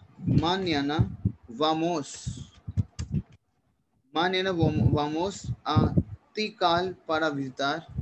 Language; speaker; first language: Spanish; non-native, learner; Hindi